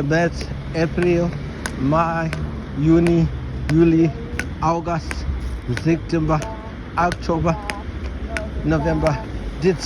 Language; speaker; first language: German; non-native, learner; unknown